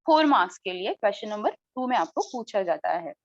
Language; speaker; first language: Hindi; non-native, local second language; Marathi